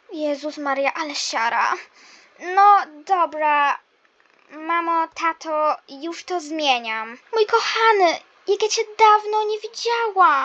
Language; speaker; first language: Polish; native; Polish